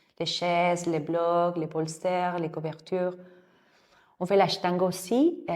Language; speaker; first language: French; non-native, fluent; Spanish